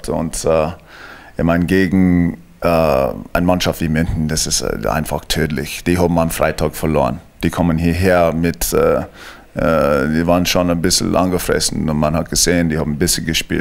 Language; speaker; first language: German; non-native, fluent; English